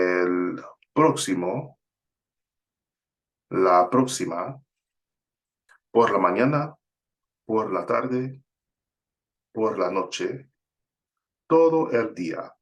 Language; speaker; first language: Spanish; non-native, fluent; English